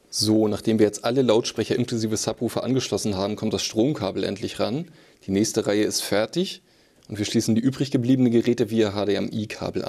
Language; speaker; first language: German; native; German